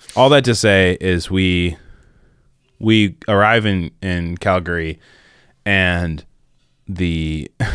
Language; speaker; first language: English; native; English